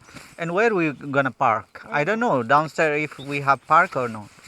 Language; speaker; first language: English; non-native, learner; Nepali